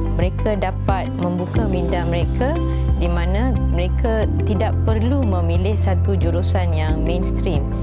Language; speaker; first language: Malay; non-native, local second language; Tamil